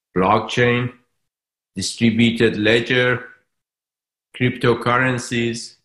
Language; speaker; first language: English; non-native, fluent; Persian